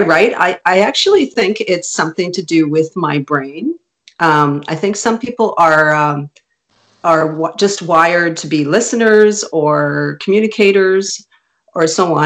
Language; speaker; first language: English; non-native, fluent; Hungarian